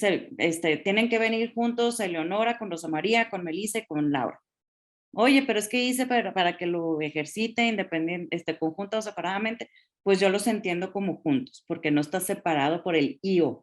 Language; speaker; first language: Spanish; native; Spanish